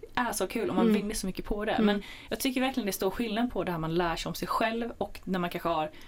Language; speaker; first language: Swedish; native; Swedish